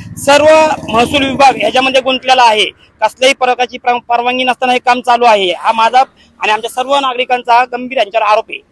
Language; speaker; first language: Marathi; native; Marathi